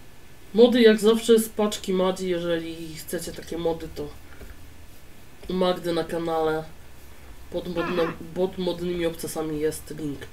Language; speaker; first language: Polish; native; Polish